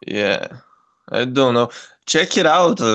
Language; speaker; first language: English; non-native, learner; Portuguese